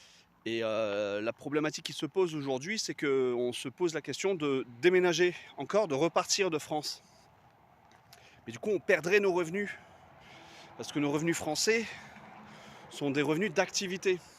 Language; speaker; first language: French; native; French